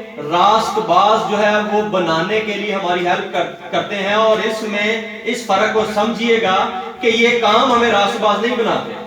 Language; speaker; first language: Urdu; native; Urdu